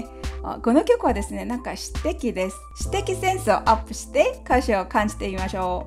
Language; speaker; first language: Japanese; non-native, fluent; Korean